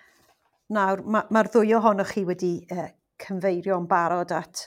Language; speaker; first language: Welsh; non-native, local second language; English